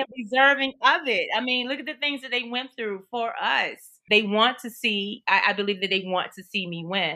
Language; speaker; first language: English; native; English